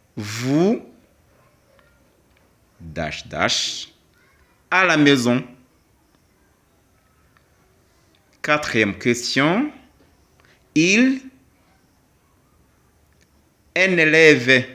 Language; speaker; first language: French; non-native, local second language; Kinyarwanda